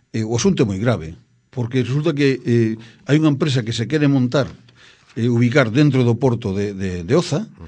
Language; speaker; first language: Galician; native; Galician